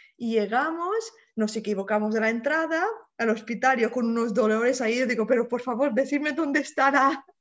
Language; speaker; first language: Spanish; non-native, fluent; Romanian